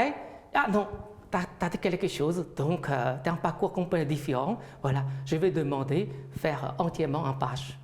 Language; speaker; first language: French; non-native, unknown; Chinese